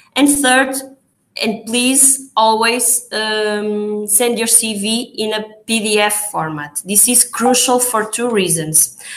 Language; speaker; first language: English; non-native, fluent; Portuguese